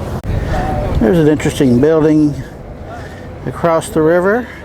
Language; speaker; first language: English; native; English